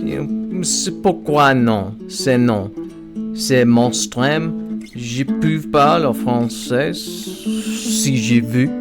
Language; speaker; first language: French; non-native, learner; English